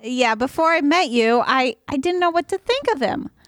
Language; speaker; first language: English; native; English